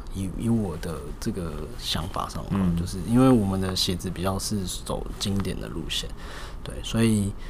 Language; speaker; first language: Chinese; native; Chinese